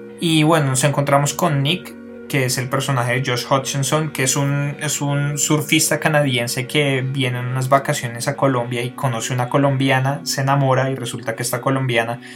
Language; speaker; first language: Spanish; native; Spanish